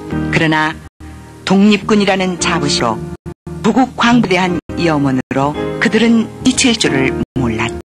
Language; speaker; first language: Korean; native; Korean